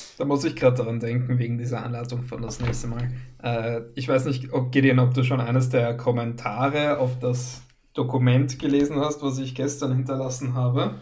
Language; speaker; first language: German; native; German